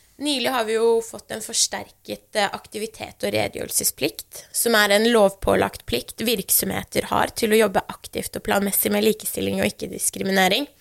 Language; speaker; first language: Norwegian; early bilingual, other home language; Persian